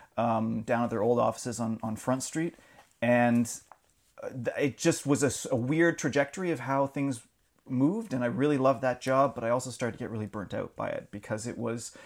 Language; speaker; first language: English; native; English